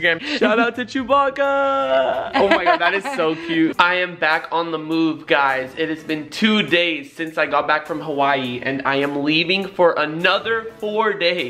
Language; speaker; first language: English; native; English